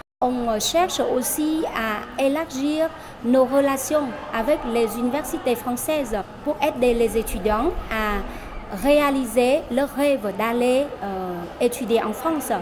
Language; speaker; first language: French; non-native, fluent; Vietnamese